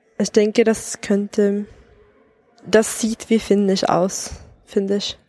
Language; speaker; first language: German; non-native, fluent; Swedish